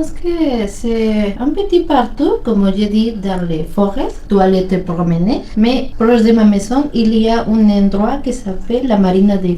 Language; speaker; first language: French; non-native, learner; Spanish